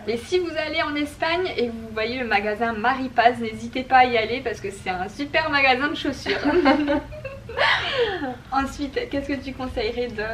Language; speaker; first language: French; native; French